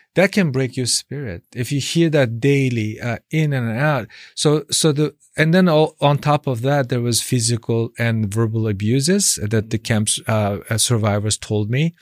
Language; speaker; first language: English; non-native, fluent; Chinese